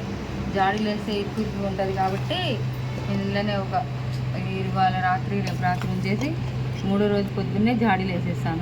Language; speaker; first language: Telugu; native; Telugu